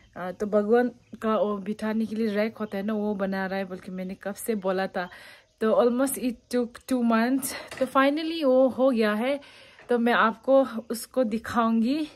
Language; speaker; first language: Hindi; non-native, local second language; Tibetan